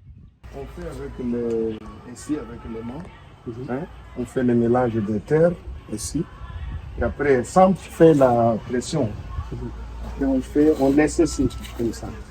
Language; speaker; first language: French; non-native, learner; Portuguese